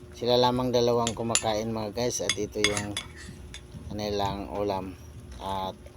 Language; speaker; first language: Filipino; non-native, local second language; Cebuano